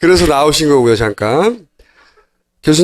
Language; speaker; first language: Korean; native; Korean